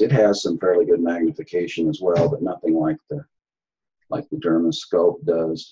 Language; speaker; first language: English; native; English